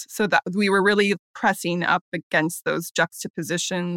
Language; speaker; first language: English; native; English